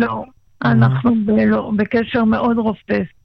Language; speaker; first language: Hebrew; non-native, local second language; German